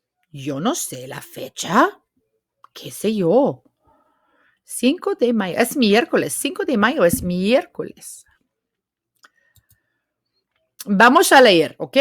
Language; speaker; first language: Spanish; non-native, fluent; English